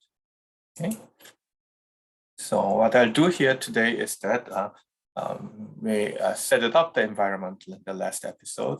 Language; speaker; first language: English; non-native, fluent; Korean